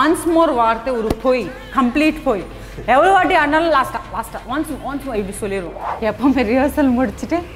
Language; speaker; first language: English; non-native, local second language; Assamese